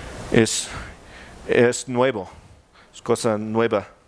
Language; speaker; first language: Spanish; non-native, learner; English